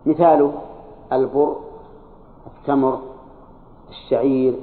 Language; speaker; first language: Arabic; native; Arabic